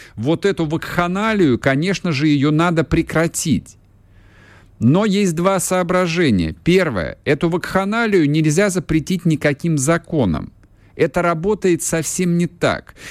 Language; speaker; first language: Russian; native; Russian